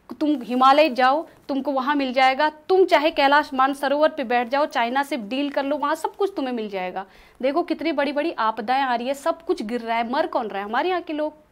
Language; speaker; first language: Hindi; native; Hindi